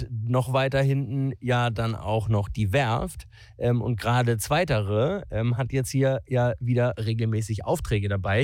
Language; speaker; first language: German; native; German